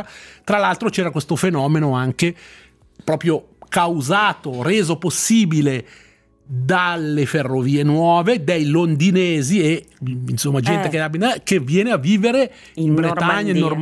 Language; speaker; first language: Italian; native; Italian